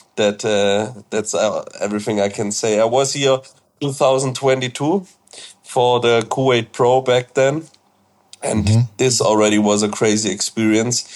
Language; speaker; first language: English; non-native, fluent; German